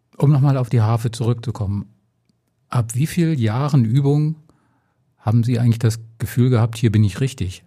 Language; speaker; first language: German; native; German